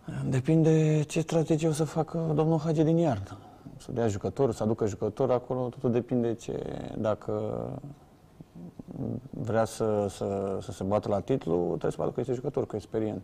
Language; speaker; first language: Romanian; native; Romanian